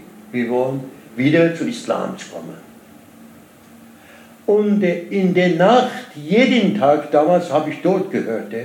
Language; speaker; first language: German; non-native, learner; Persian